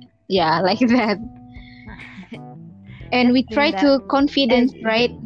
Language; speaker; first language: English; non-native, learner; Indonesian